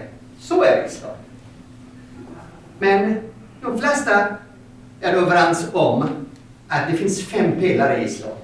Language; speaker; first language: Swedish; non-native, fluent; Arabic